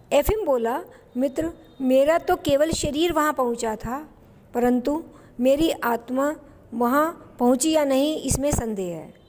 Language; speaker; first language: Hindi; native; Hindi